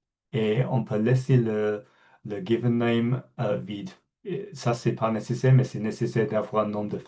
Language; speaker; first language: French; non-native, fluent; English